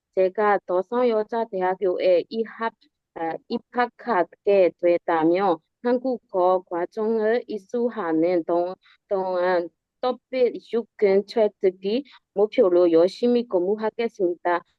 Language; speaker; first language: Korean; non-native, learner; Burmese